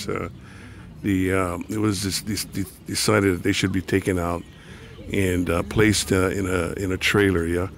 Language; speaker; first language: English; native; English